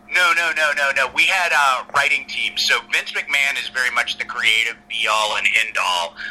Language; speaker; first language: English; native; English